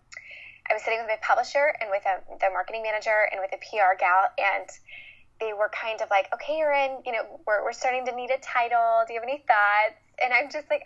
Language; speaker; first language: English; native; English